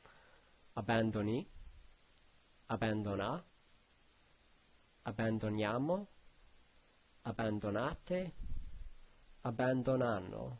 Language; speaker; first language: Italian; non-native, learner; English